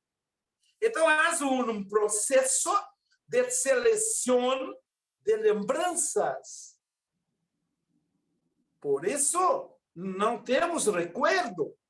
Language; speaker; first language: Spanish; non-native, learner; Portuguese